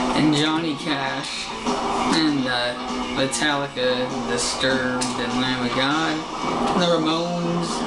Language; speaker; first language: English; native; English